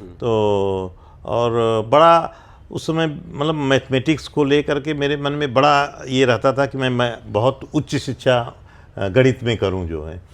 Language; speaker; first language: Hindi; native; Hindi